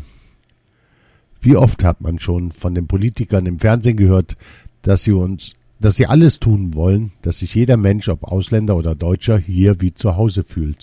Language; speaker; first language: German; early bilingual, other home language; Arabic